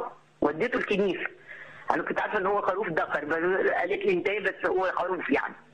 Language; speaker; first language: Arabic; native; Arabic